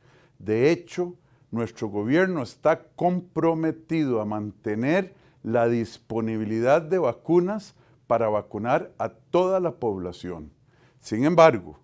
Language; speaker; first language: Spanish; native; Spanish